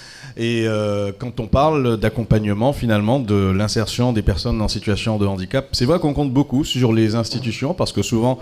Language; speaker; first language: French; native; French